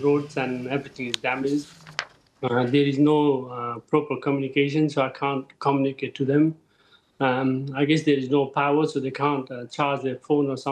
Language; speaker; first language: English; non-native, local second language; Nepali